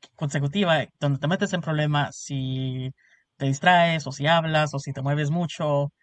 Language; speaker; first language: Spanish; early bilingual, heritage; Spanish